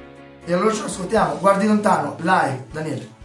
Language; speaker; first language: Italian; native; Italian